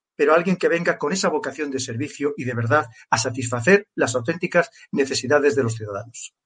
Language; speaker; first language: Spanish; native; Spanish